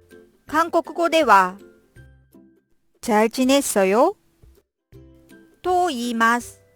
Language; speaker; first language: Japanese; non-native, fluent; Korean